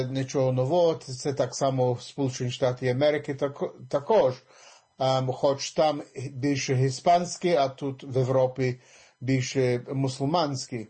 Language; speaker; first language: Ukrainian; early bilingual, heritage; English